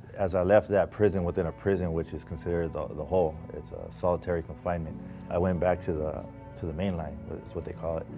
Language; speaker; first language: English; native; English